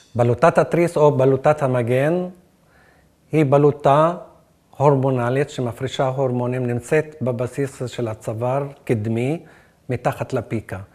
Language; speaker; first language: Hebrew; non-native, local second language; Arabic